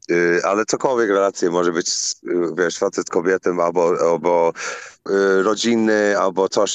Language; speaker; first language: Polish; non-native, learner; English